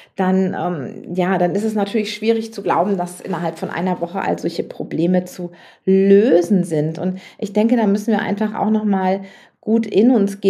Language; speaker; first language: German; native; German